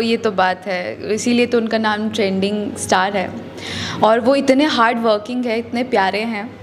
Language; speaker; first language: Hindi; native; Hindi